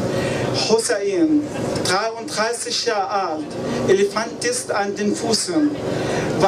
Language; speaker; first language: German; non-native, learner; Arabic